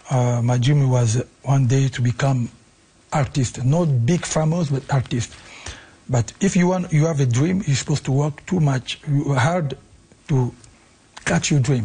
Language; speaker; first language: English; non-native, learner; Lingala